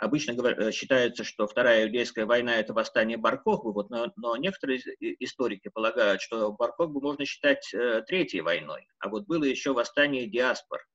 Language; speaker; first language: Russian; native; Russian